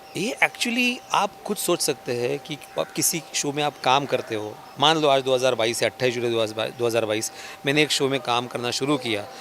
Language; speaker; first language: Hindi; non-native, local second language; Marathi